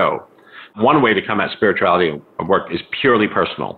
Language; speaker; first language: English; native; English